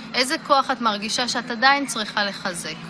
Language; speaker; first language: Hebrew; native; Hebrew